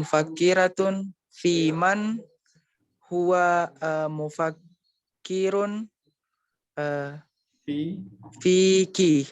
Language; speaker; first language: Arabic; non-native, learner; Indonesian